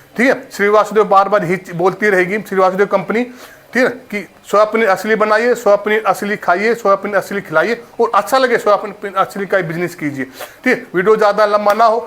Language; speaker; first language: Hindi; native; Hindi